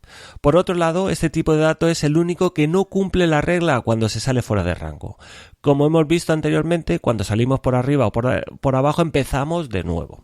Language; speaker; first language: Spanish; native; Spanish